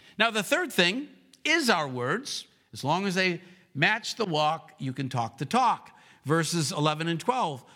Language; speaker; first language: English; native; English